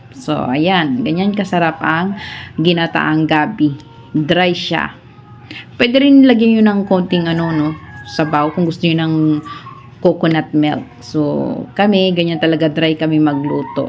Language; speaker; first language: Filipino; non-native, local second language; Bikol